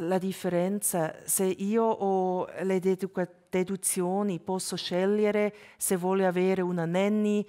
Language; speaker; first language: Italian; non-native, local second language; German